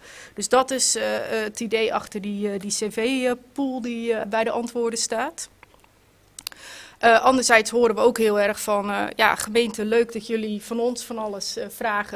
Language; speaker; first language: Dutch; native; Dutch